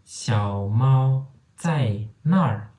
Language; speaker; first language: Chinese; non-native, fluent; Turkmen